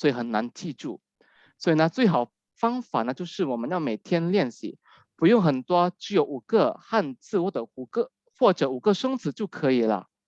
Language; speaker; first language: Chinese; non-native, fluent; Indonesian